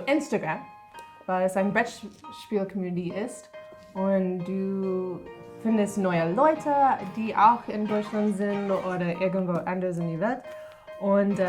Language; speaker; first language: German; non-native, learner; English